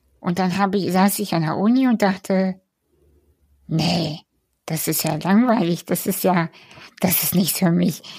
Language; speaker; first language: German; early bilingual, other home language; Russian